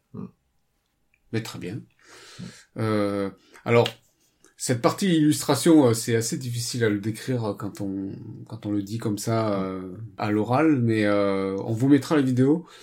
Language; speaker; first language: French; native; French